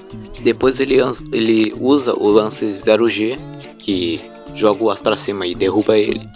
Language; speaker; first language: Portuguese; native; Portuguese